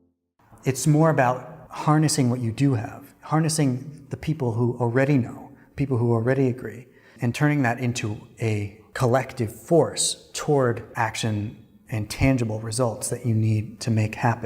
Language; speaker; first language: English; native; English